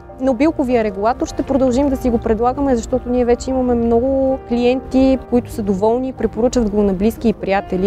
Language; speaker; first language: Bulgarian; native; Bulgarian